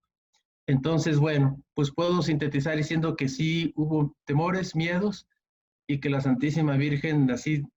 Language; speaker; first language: Spanish; native; Spanish